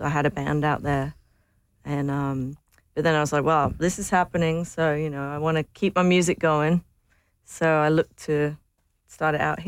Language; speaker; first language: English; native; English